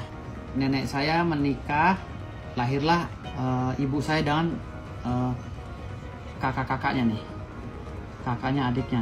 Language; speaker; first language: Indonesian; native; Indonesian